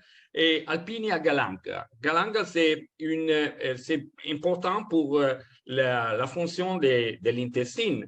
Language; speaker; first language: French; non-native, fluent; Italian